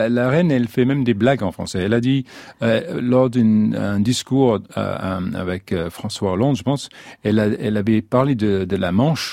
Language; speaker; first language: French; non-native, fluent; English